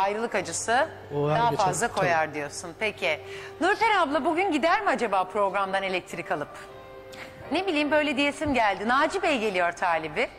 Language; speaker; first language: Turkish; native; Turkish